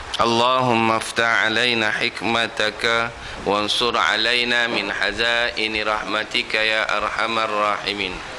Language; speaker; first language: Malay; native; Malay